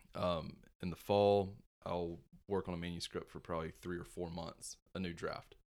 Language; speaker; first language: English; native; English